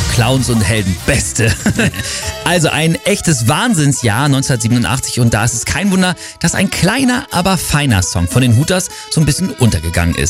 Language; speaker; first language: German; native; German